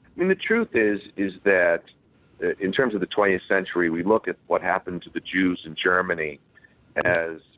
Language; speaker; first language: English; native; English